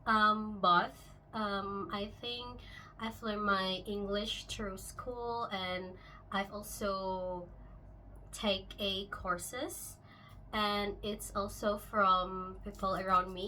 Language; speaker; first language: English; non-native, local second language; Indonesian